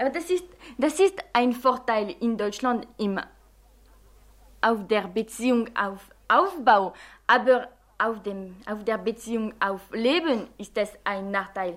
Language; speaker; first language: German; non-native, fluent; French